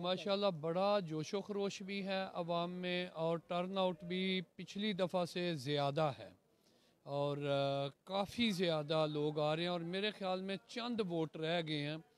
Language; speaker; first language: Hindi; non-native, local second language; Punjabi